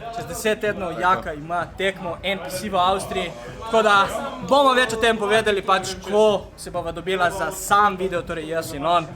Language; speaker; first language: Slovenian; native; Slovenian